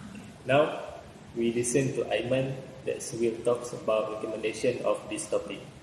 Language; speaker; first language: English; non-native, learner; Malay